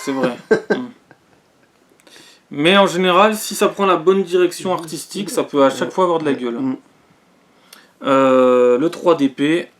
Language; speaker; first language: French; native; French